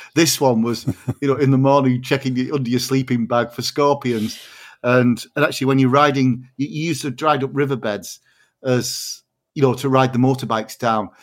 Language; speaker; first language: English; native; English